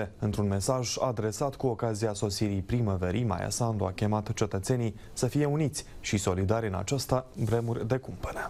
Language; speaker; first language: Romanian; native; Romanian